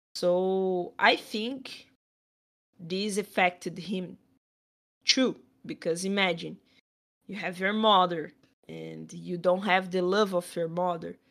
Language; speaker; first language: English; non-native, fluent; Portuguese